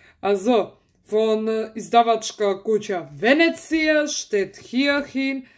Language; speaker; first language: German; early bilingual, other home language; Macedonian